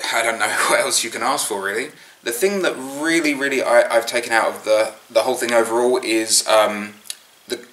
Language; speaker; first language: English; native; English